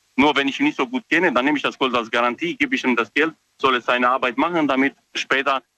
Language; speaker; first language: German; non-native, fluent; Romanian